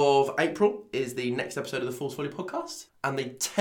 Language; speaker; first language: English; native; English